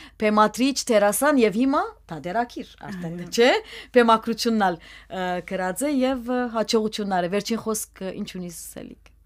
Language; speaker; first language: Armenian; early bilingual, heritage; Armenian